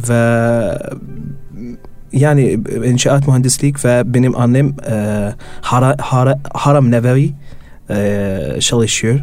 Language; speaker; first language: Turkish; non-native, learner; Arabic